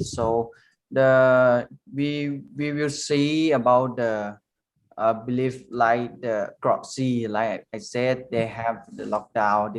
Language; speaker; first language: English; non-native, learner; Thai